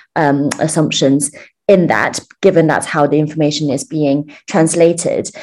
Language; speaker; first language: English; early bilingual, other home language; Chinese